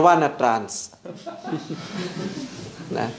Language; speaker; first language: Russian; non-native, fluent; Thai